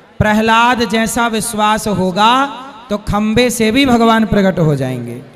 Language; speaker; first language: Hindi; native; Hindi